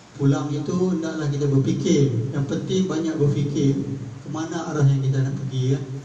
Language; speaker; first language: Malay; native; Malay